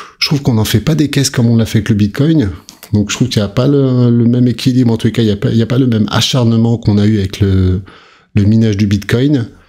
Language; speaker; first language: French; native; French